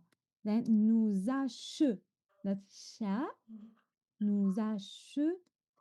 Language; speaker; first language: French; non-native, fluent; Chinese